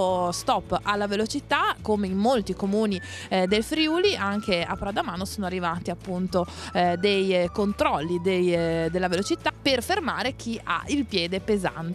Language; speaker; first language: Italian; native; Italian